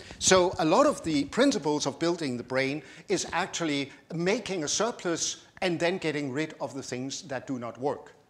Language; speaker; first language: English; non-native, fluent; Danish